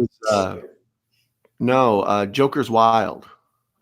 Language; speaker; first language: English; native; English